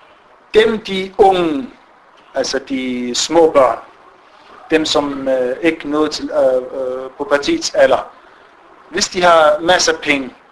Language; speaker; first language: Danish; non-native, fluent; Arabic